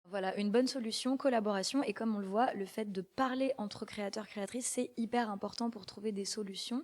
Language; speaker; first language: French; native; French